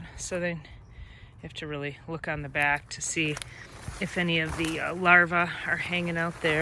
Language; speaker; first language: English; native; English